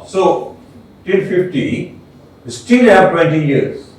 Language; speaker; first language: English; non-native, local second language; Bangla